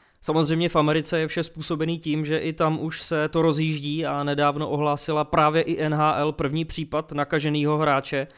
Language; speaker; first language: Czech; native; Czech